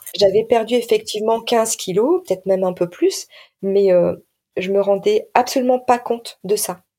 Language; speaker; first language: French; native; French